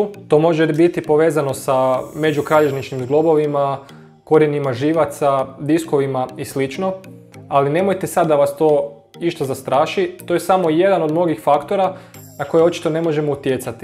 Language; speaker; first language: Croatian; native; Croatian